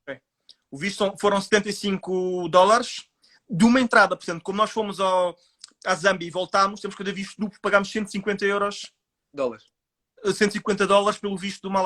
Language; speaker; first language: Portuguese; native; Portuguese